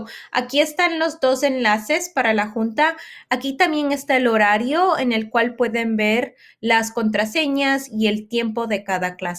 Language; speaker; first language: Spanish; early bilingual, heritage; Spanish